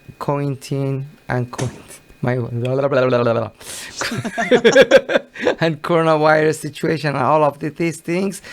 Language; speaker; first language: English; non-native, learner; Persian